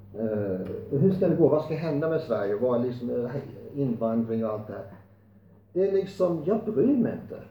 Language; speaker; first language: Swedish; non-native, fluent; English